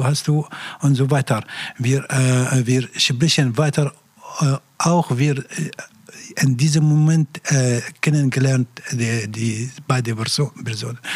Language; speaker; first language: German; non-native, learner; Arabic